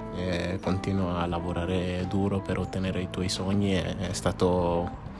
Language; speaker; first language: Italian; early bilingual, other home language; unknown